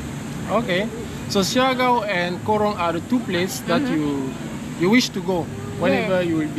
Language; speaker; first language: English; non-native, learner; French